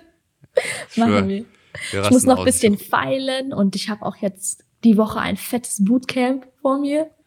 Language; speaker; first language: German; early bilingual, other home language; Persian